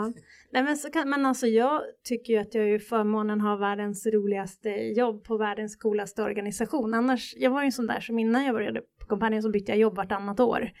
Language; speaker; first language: Swedish; native; Swedish